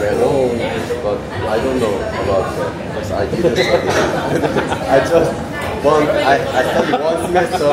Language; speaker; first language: English; non-native, learner; Korean